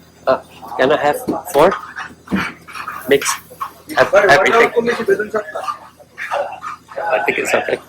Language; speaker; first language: English; non-native, fluent; Indonesian